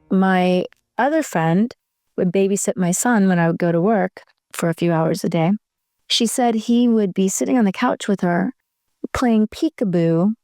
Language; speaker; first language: English; native; English